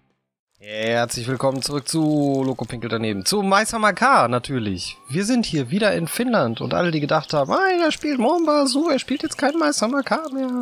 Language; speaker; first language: German; native; German